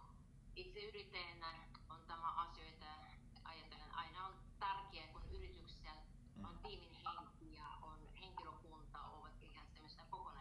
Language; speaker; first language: Finnish; non-native, learner; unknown